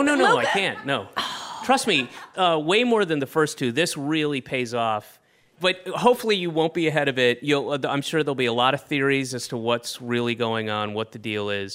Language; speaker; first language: English; native; English